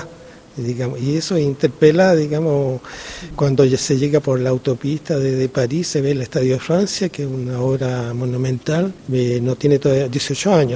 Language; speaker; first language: Spanish; native; Spanish